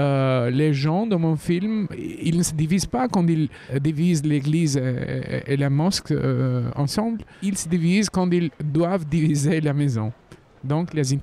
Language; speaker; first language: French; non-native, fluent; Albanian